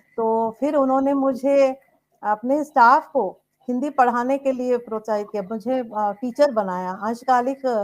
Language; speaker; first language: Hindi; non-native, local second language; Tamil